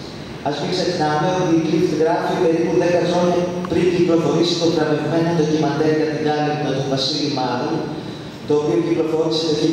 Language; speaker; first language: Greek; native; Greek